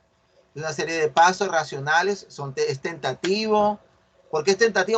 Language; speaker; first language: Spanish; native; Spanish